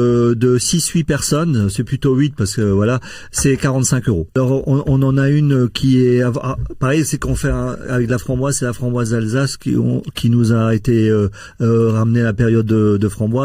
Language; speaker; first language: French; native; French